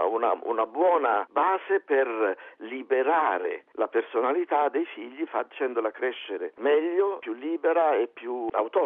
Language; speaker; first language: Italian; native; Italian